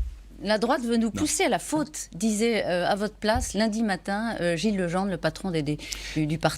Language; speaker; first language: French; native; French